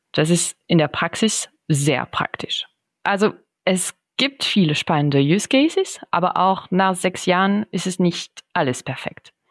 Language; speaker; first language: German; non-native, fluent; French